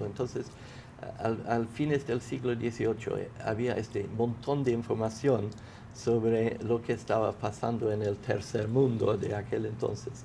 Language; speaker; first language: Spanish; non-native, fluent; English